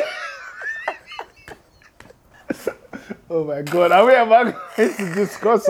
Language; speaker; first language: English; non-native, local second language; Yoruba